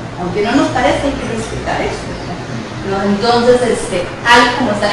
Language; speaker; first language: Spanish; native; Spanish